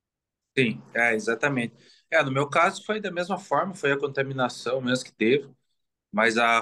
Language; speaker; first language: Portuguese; native; Portuguese